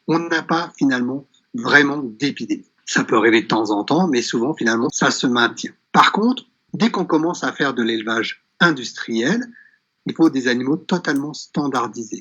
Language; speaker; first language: French; native; French